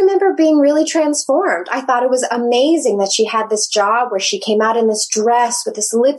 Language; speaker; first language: English; native; English